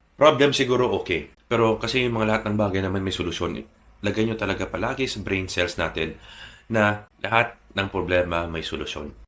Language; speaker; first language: Filipino; native; Filipino